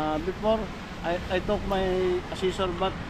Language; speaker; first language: English; non-native, learner; Filipino